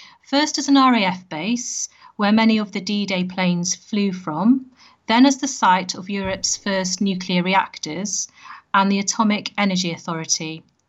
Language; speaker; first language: English; native; English